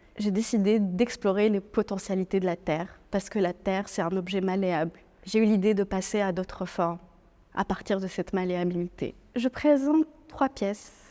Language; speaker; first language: French; non-native, local second language; Arabic